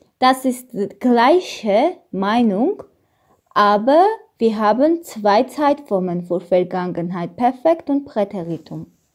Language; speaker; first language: German; non-native, learner; Armenian